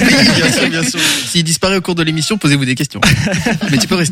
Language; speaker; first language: French; native; French